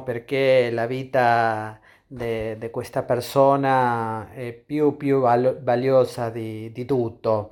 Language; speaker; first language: Italian; non-native, learner; Spanish